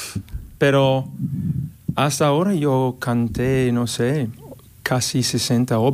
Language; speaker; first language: Spanish; non-native, fluent; English